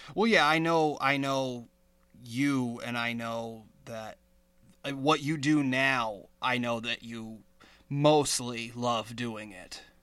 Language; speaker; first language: English; native; English